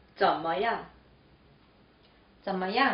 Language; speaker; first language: Chinese; non-native, learner; Korean